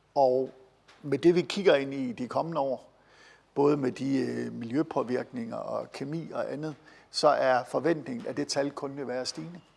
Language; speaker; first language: Danish; native; Danish